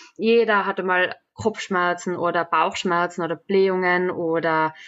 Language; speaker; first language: German; native; German